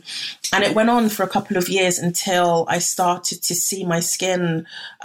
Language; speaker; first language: English; native; English